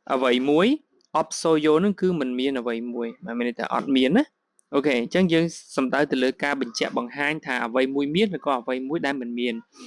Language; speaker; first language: Khmer; native; Khmer